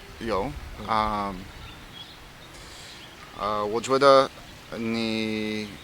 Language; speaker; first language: Chinese; non-native, learner; English